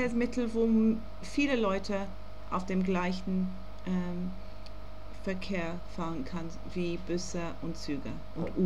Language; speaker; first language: German; non-native, learner; English